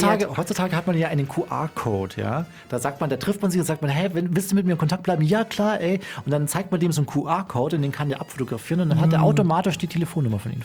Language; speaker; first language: German; native; German